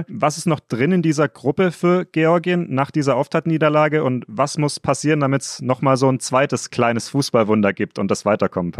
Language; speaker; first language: German; native; German